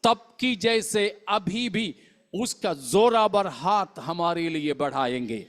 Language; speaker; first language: Hindi; non-native, local second language; Malayalam